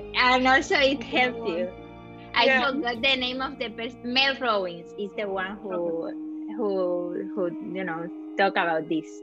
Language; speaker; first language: English; non-native, learner; Spanish